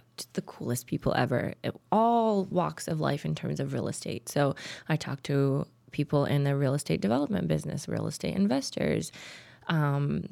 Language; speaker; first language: English; early bilingual, other home language; Tajik